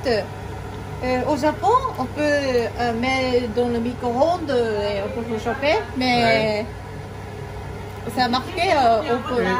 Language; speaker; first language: French; non-native, learner; Japanese